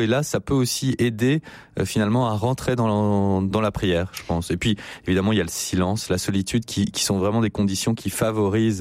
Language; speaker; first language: French; native; French